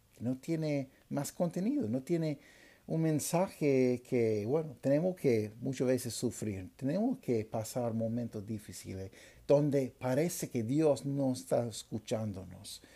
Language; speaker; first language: Spanish; non-native, fluent; English